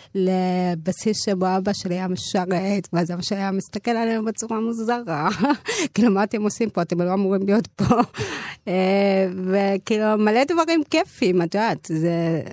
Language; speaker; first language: Hebrew; early bilingual, other home language; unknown